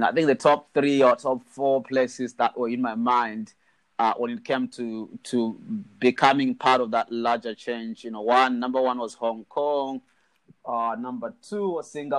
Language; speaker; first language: English; non-native, local second language; Shona